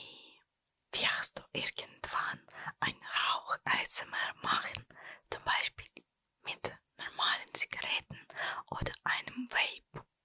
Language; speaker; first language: German; non-native, fluent; Russian